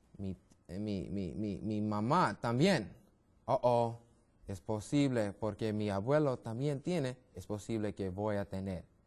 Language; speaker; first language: Spanish; non-native, learner; English